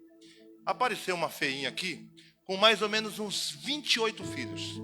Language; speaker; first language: Portuguese; native; Portuguese